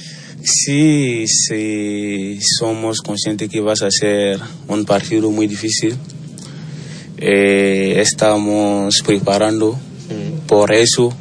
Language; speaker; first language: Spanish; non-native, learner; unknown